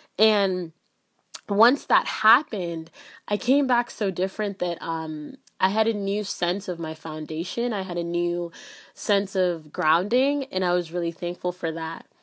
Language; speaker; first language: English; early bilingual, other home language; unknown